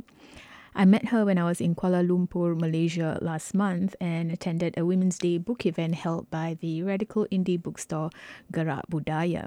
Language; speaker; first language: English; non-native, local second language; Malay